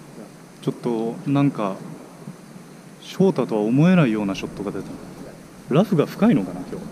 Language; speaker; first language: Japanese; native; Japanese